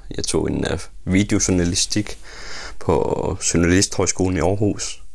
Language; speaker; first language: Danish; non-native, local second language; Kalaallisut